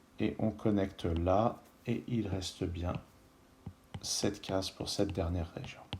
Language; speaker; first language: French; native; French